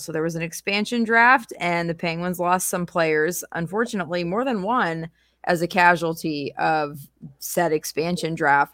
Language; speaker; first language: English; native; English